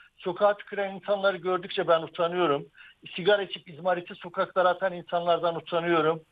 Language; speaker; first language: Turkish; native; Turkish